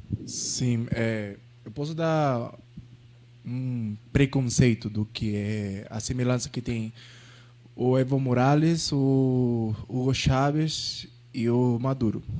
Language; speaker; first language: Portuguese; non-native, fluent; Spanish